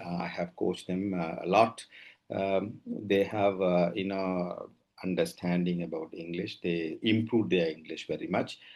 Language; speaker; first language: English; non-native, local second language; Tamil